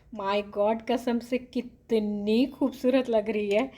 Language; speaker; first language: Hindi; non-native, local second language; Telugu